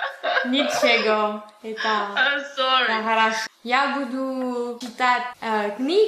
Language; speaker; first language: Russian; non-native, learner; French